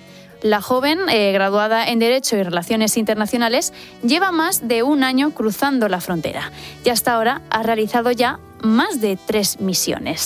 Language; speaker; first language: Spanish; native; Spanish